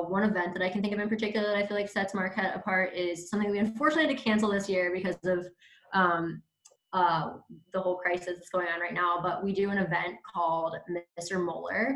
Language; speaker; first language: English; native; English